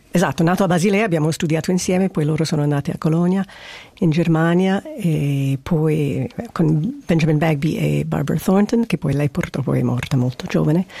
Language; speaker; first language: Italian; non-native, fluent; English